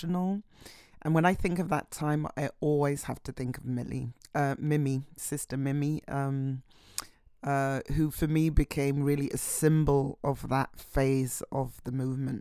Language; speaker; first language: English; native; English